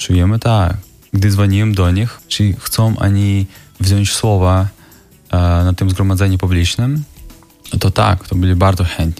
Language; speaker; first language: Polish; non-native, fluent; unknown